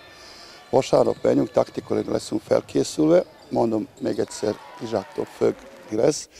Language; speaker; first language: Hungarian; non-native, learner; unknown